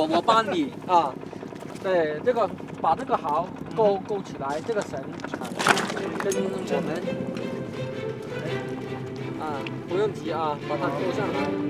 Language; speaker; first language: Chinese; non-native, local second language; Cantonese